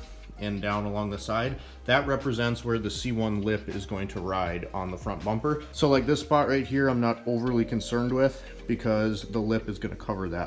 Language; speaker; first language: English; native; English